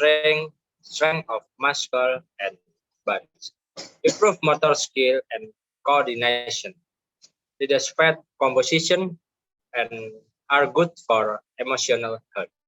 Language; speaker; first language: English; non-native, learner; Indonesian